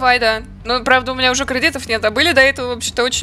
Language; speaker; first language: Russian; native; Russian